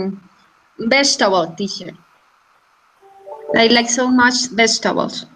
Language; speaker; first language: English; non-native, learner; Spanish